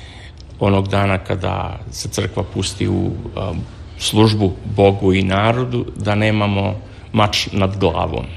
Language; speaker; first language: Serbian; native; Serbian